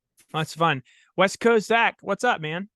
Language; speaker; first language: English; native; English